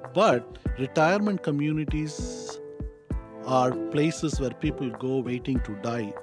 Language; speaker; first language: English; non-native, local second language; Tamil